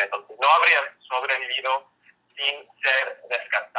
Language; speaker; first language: Spanish; non-native, fluent; English